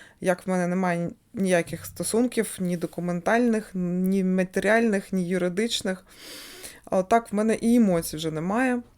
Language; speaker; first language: Ukrainian; non-native, local second language; Russian